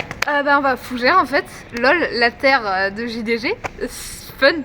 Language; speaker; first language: French; native; French